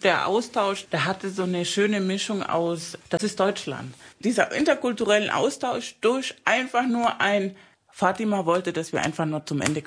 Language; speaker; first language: German; early bilingual, other home language; Spanish